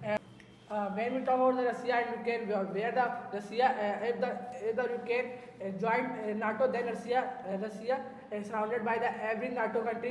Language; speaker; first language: English; non-native, learner; Hindi